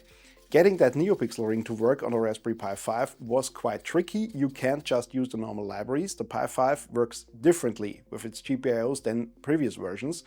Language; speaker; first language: English; non-native, fluent; German